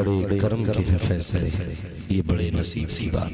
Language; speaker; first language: Hindi; native; Hindi